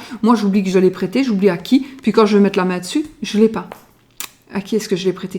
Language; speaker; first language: French; native; French